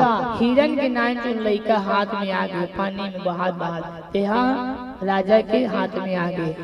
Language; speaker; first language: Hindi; non-native, local second language; Chhattisgarhi